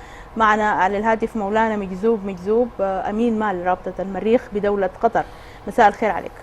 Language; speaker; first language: Arabic; native; Arabic